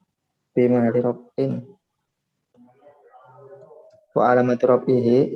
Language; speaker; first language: Arabic; non-native, learner; Indonesian